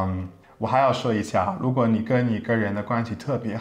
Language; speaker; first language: Chinese; non-native, fluent; English